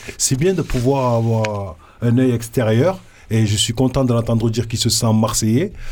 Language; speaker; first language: French; native; French